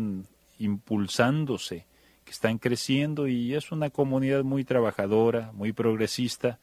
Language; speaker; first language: Spanish; native; Spanish